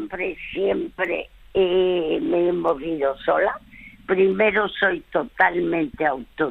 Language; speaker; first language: Spanish; early bilingual, other home language; French